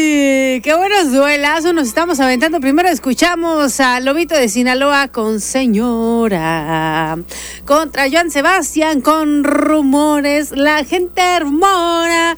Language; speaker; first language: Spanish; native; Spanish